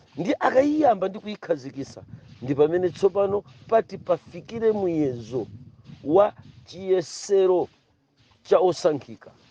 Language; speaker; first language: Nyanja; non-native, local second language; Tumbuka